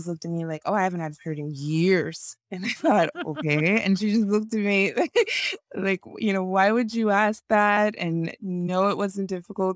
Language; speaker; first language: English; non-native, local second language; Yoruba